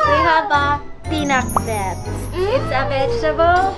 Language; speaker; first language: English; non-native, local second language; Filipino